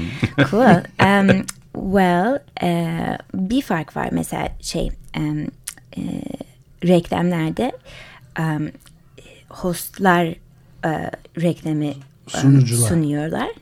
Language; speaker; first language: Turkish; early bilingual, heritage; English